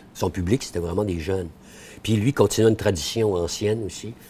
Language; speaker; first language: French; native; French